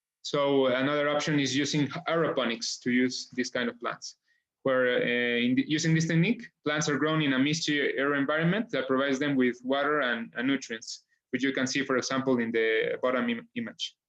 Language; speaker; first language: English; non-native, fluent; Spanish